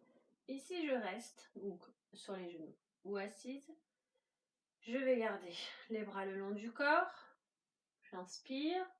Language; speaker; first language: French; native; French